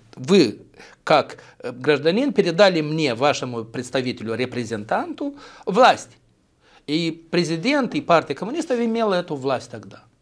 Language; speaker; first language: Russian; native; Russian